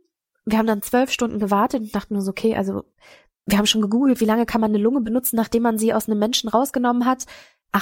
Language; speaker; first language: German; native; German